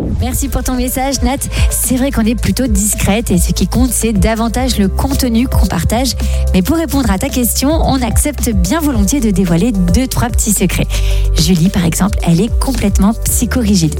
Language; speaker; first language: French; native; French